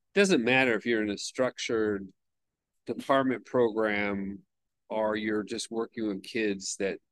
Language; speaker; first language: English; native; English